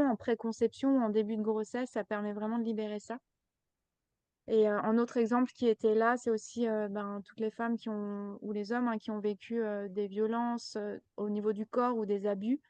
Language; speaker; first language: French; native; French